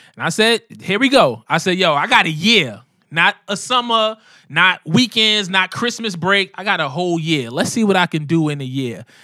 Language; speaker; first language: English; native; English